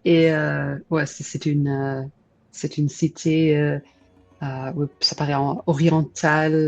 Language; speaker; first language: French; non-native, fluent; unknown